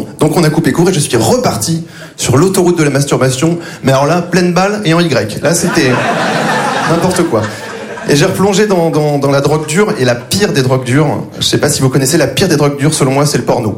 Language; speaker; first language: French; native; French